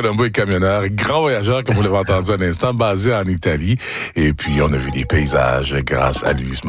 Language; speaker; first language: French; native; French